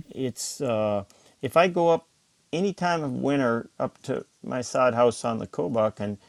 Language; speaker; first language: English; native; English